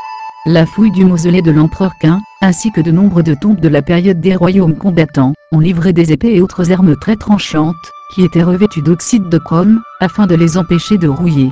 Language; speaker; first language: French; native; French